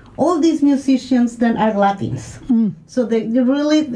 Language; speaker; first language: English; non-native, learner; Spanish